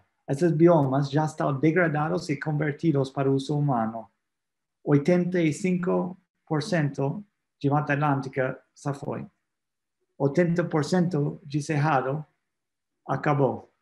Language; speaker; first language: Portuguese; non-native, fluent; English